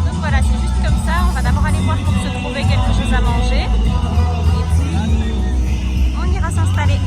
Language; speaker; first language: French; native; French